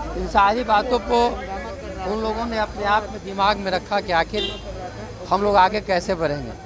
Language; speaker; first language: Hindi; native; Hindi